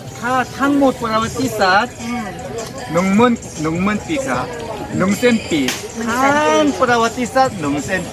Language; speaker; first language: Thai; non-native, learner; Korean